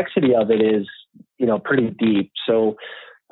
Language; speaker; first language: English; native; English